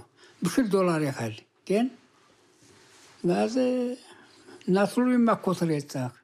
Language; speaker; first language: Hebrew; early bilingual, other home language; Amharic